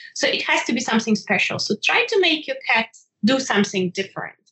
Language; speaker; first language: English; non-native, fluent; Ukrainian